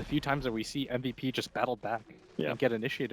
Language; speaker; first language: English; native; English